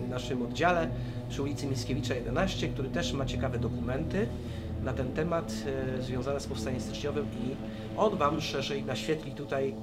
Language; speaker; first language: Polish; native; Polish